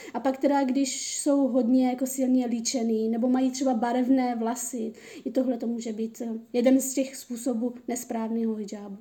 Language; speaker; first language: Czech; early bilingual, other home language; Persian